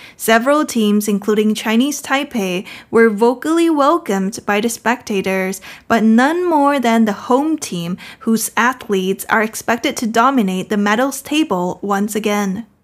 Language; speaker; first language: English; non-native, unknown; Chinese